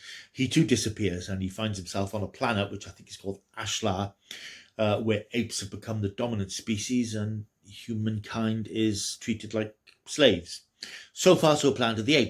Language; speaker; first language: English; native; English